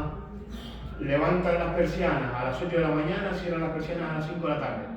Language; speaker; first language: Spanish; native; Spanish